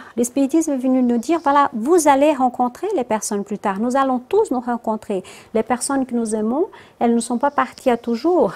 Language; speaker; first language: French; non-native, fluent; Portuguese